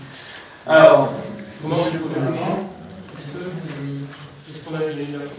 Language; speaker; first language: French; native; French